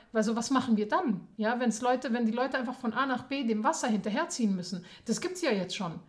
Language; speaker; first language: German; early bilingual, other home language; Persian